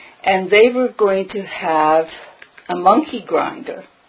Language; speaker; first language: English; early bilingual, other home language; Friulian